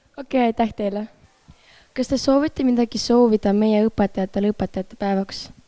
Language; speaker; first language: Estonian; native; Estonian